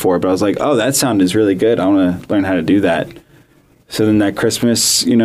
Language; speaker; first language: English; native; English